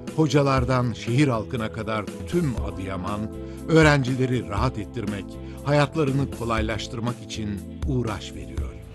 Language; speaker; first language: Turkish; native; Turkish